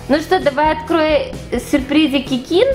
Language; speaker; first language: Russian; native; Russian